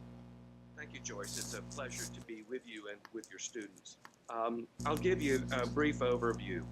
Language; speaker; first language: English; native; English